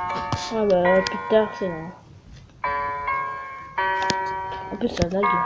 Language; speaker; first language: French; native; French